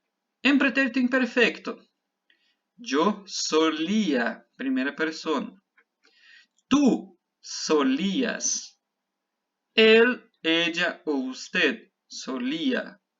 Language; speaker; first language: Spanish; non-native, fluent; Portuguese